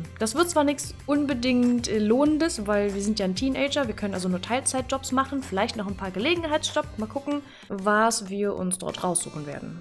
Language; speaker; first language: German; native; German